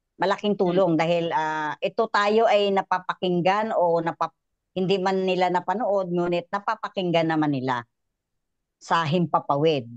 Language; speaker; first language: Filipino; native; Filipino